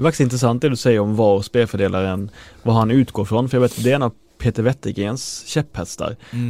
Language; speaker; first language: Swedish; native; Swedish